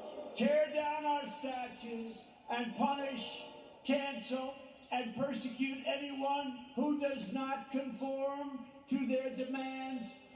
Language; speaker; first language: English; native; English